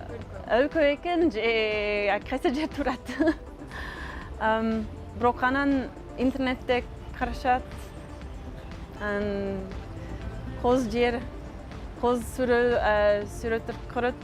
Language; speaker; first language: Kyrgyz; non-native, learner; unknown